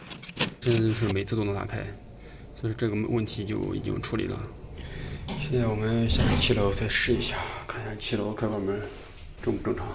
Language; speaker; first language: Chinese; native; Chinese